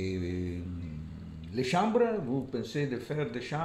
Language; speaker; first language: French; non-native, fluent; Italian